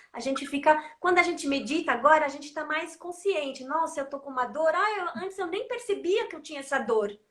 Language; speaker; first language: Portuguese; non-native, fluent; French